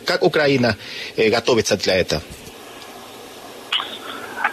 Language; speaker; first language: Russian; non-native, learner; Spanish